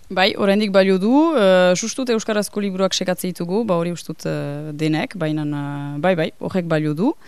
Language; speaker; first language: Basque; native; Basque